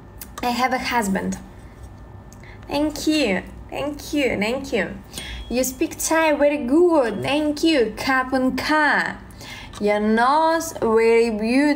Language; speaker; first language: English; non-native, learner; Russian